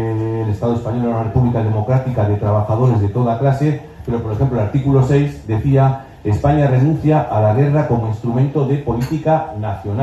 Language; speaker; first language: Spanish; native; Spanish